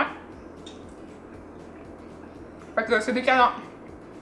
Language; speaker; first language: French; native; French